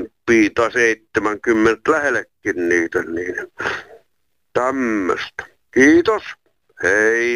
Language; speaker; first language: Finnish; native; Finnish